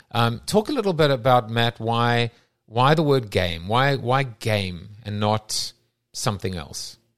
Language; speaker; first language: English; native; English